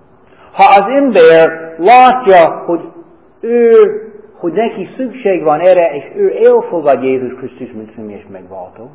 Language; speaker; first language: Hungarian; non-native, fluent; English